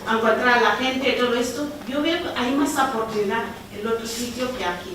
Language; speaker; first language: Spanish; non-native, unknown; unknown